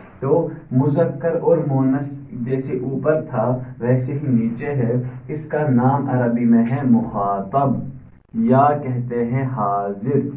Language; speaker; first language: Urdu; native; Urdu